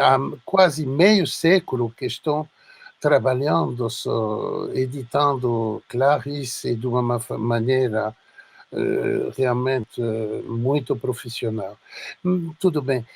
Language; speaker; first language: Portuguese; non-native, fluent; French